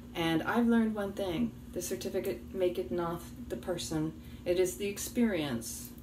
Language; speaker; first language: English; early bilingual, other home language; Italian